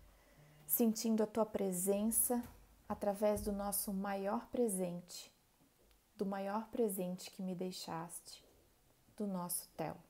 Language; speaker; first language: Portuguese; native; Portuguese